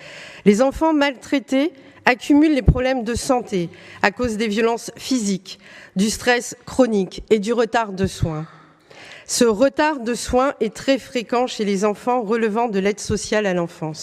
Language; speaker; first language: French; native; French